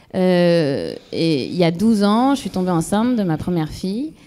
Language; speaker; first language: French; native; French